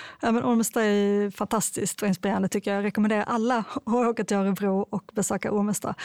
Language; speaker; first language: Swedish; native; Swedish